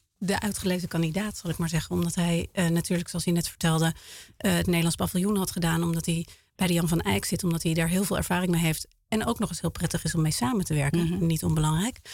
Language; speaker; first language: Dutch; native; Dutch